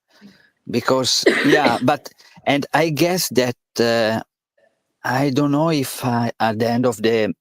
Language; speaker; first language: English; non-native, learner; Italian